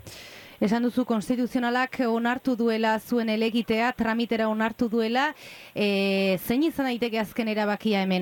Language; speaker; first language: Basque; native; Basque